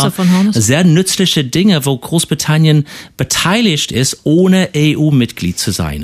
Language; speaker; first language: German; non-native, fluent; English